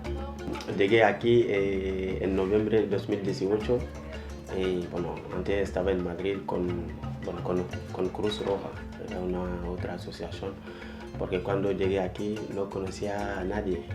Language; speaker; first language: Spanish; non-native, learner; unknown